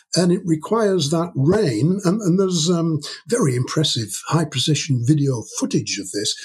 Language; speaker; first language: English; native; English